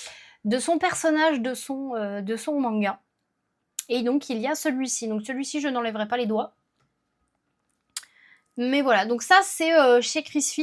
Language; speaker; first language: French; native; French